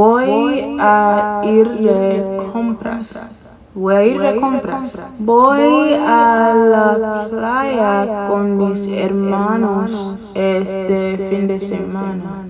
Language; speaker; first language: Spanish; non-native, learner; English